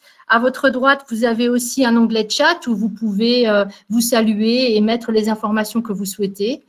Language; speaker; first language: French; native; French